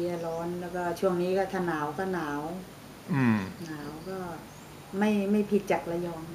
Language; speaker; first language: Thai; native; Thai